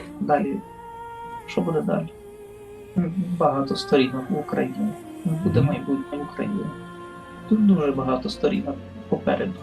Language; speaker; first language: Ukrainian; native; Ukrainian